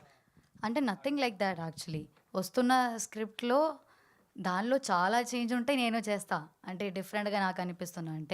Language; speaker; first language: Telugu; non-native, learner; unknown